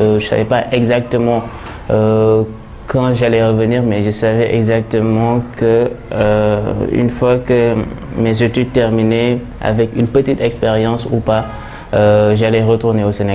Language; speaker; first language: French; non-native, local second language; Wolof